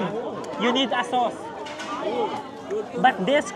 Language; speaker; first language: English; non-native, learner; Filipino